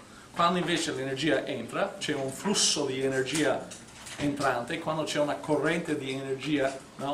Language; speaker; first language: Italian; native; Italian